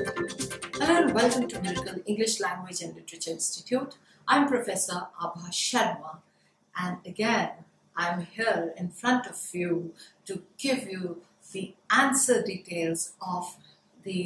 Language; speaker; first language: English; non-native, local second language; Hindi